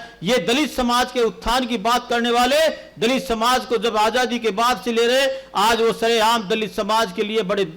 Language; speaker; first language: Hindi; native; Hindi